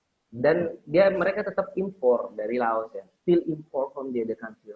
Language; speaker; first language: English; non-native, learner; Indonesian